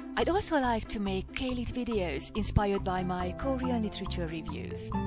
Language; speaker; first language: English; non-native, fluent; Hungarian